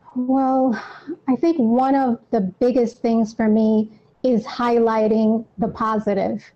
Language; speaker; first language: English; native; English